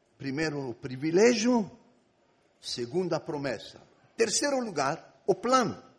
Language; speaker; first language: Portuguese; non-native, fluent; Greek